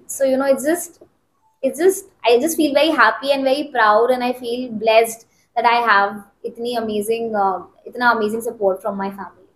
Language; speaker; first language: Hindi; native; Hindi